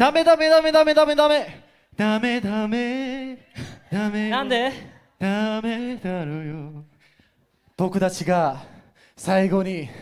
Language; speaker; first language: Japanese; non-native, learner; Korean